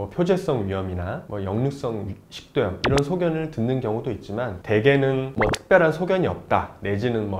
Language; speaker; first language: Korean; native; Korean